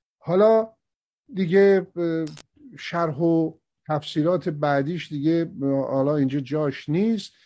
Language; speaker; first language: Persian; native; Persian